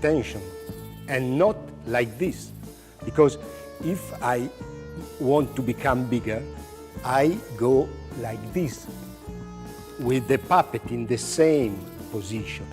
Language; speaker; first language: English; non-native, learner; Italian